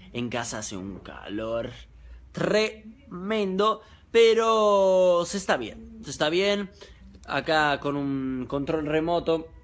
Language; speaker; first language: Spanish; non-native, fluent; Italian